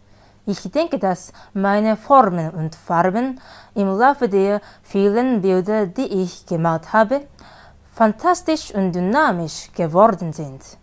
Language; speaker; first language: German; non-native, learner; Japanese